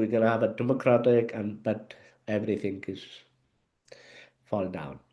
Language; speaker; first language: English; non-native, learner; Arabic